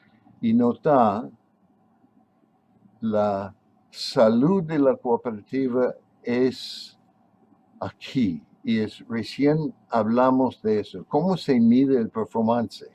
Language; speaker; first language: Spanish; non-native, fluent; English